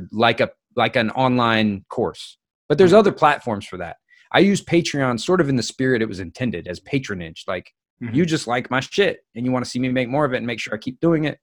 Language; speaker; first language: English; native; English